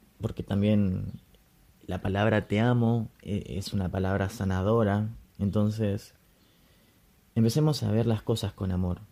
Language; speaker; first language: Spanish; native; Spanish